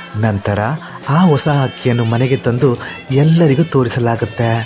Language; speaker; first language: Kannada; non-native, local second language; Kodava